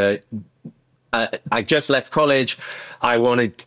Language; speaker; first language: English; non-native, local second language; Akan